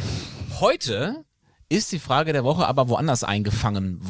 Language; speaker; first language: German; native; German